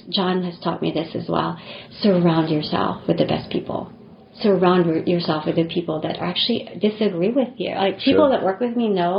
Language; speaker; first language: English; non-native, local second language; Filipino